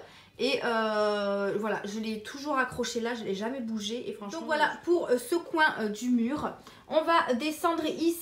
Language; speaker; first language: French; native; French